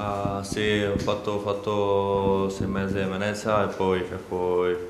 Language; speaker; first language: Italian; non-native, learner; Czech